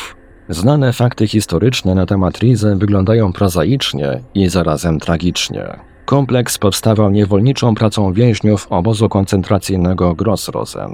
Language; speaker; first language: Polish; native; Polish